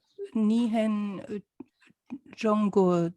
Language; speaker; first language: Chinese; non-native, learner; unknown